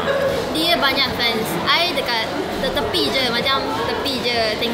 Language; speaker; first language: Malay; non-native, local second language; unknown